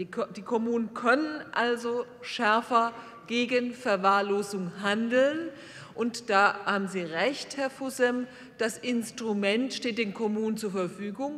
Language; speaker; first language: German; native; German